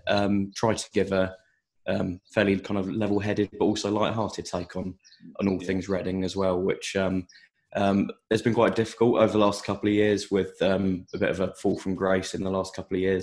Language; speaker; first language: English; native; English